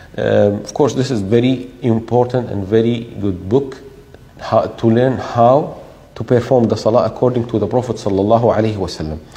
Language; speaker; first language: English; non-native, fluent; Arabic